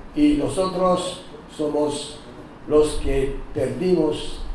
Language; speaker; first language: Spanish; non-native, learner; French